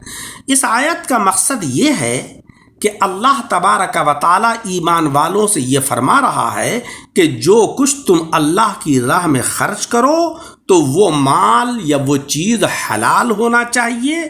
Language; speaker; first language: Urdu; native; Urdu